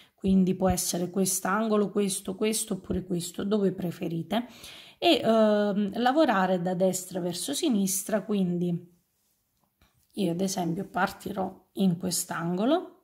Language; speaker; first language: Italian; native; Italian